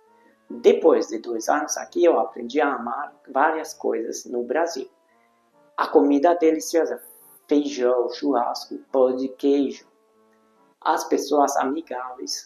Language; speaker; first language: Portuguese; non-native, fluent; Hungarian